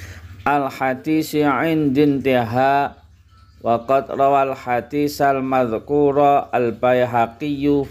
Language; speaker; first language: Arabic; non-native, fluent; Indonesian